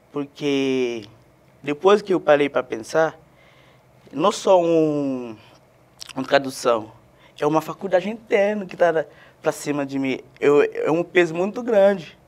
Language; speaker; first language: Portuguese; non-native, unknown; Haitian Creole